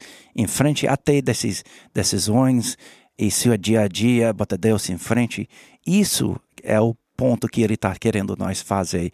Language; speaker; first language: Portuguese; non-native, learner; English